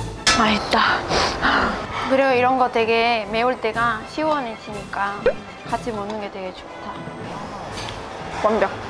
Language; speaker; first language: Korean; non-native, fluent; Spanish